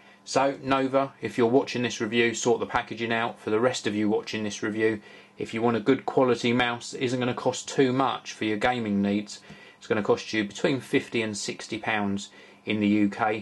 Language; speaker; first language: English; native; English